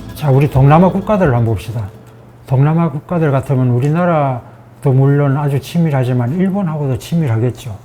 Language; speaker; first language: Korean; native; Korean